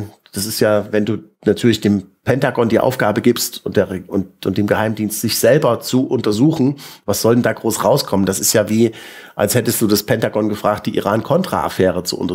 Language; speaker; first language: German; native; German